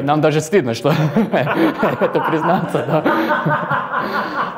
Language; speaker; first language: Russian; non-native, fluent; English